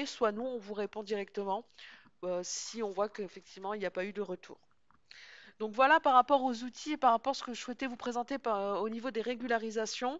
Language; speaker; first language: French; native; French